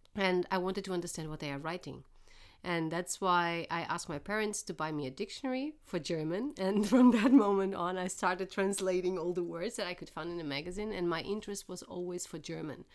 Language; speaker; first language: English; non-native, fluent; Portuguese